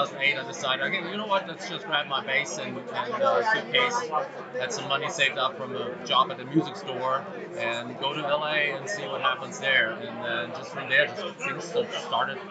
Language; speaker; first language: English; non-native, fluent; German